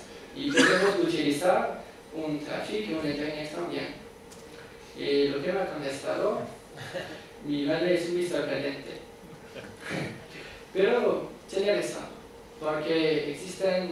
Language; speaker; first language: Spanish; non-native, fluent; French